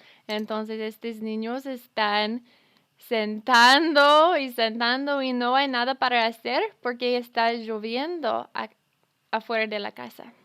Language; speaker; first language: Spanish; non-native, fluent; English